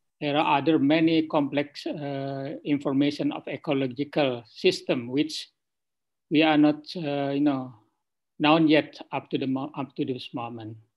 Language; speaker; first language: English; non-native, fluent; Indonesian